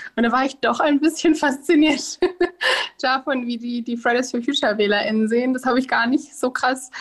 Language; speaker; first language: German; native; German